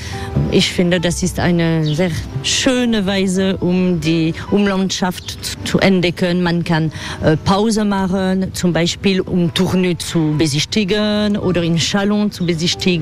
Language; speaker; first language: German; non-native, fluent; French